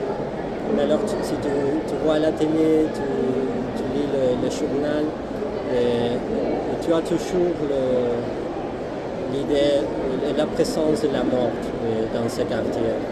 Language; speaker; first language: French; non-native, fluent; Spanish